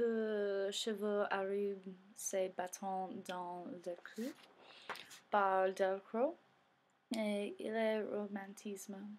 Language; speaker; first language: French; non-native, learner; English